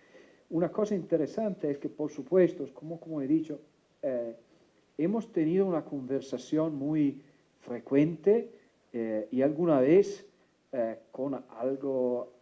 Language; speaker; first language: Spanish; non-native, fluent; Italian